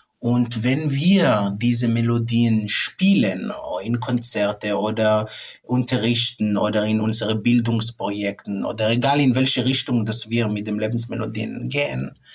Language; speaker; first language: German; non-native, fluent; Hebrew